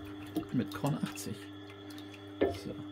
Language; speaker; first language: German; native; German